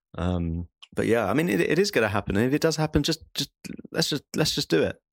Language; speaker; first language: English; native; English